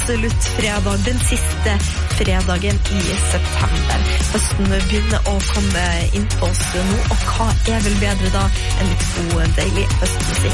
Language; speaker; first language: Norwegian; native; Norwegian